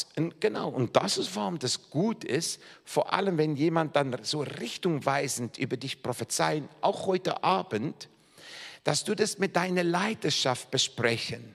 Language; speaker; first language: German; non-native, fluent; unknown